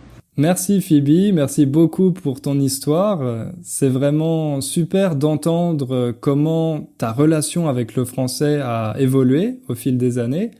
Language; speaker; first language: French; native; French